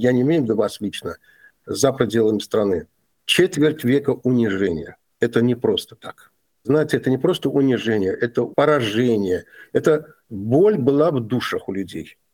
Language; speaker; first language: Russian; non-native, local second language; Azerbaijani